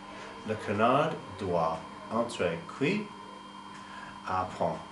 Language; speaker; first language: French; non-native, learner; English